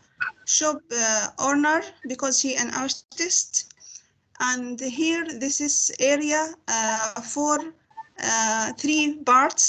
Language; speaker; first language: English; non-native, learner; Arabic